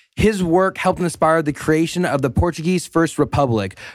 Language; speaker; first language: English; native; English